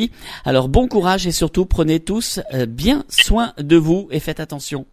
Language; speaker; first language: French; native; French